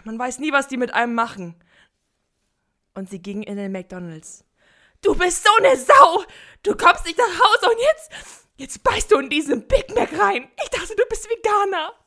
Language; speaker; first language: German; native; German